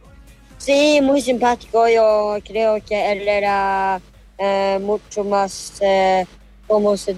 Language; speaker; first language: Spanish; early bilingual, heritage; Norwegian